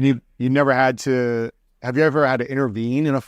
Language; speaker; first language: English; native; English